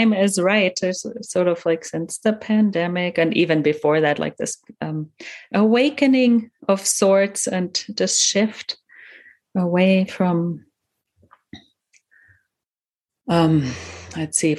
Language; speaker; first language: English; non-native, fluent; German